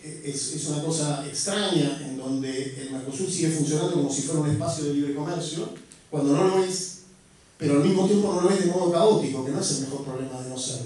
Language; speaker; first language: Spanish; native; Spanish